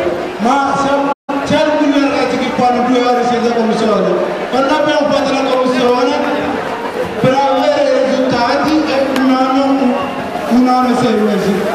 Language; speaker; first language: Italian; non-native, learner; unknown